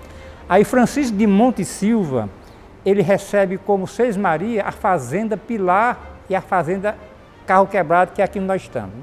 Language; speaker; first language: Portuguese; native; Portuguese